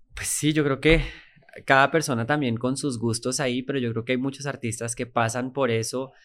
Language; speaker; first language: Spanish; native; Spanish